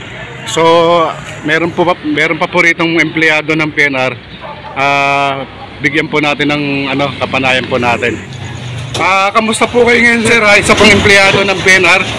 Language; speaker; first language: Filipino; native; Filipino